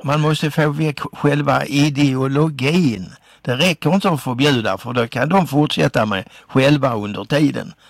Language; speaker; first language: Swedish; native; Swedish